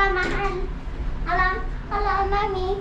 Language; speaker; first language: Spanish; early bilingual, other home language; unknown